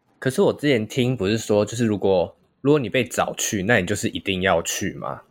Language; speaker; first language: Chinese; native; Chinese